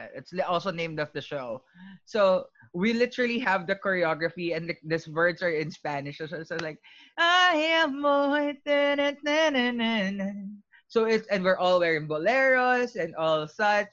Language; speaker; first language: English; non-native, local second language; Filipino